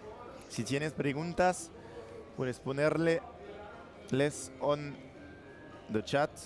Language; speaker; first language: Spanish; non-native, learner; French